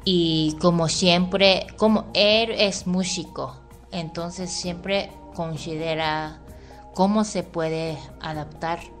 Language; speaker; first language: Spanish; non-native, fluent; Japanese